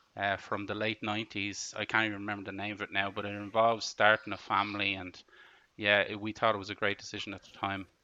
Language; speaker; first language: English; native; English